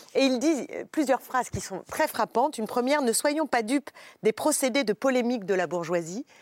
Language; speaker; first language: French; native; French